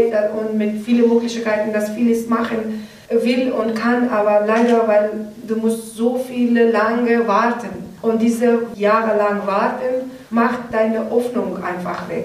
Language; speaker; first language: German; non-native, learner; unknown